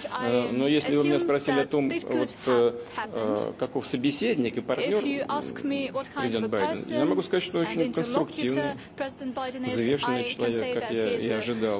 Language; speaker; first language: Russian; native; Russian